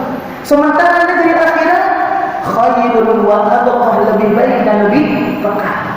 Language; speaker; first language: Indonesian; native; Indonesian